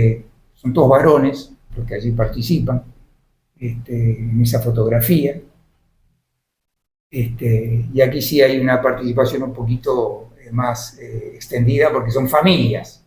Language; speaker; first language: Spanish; native; Spanish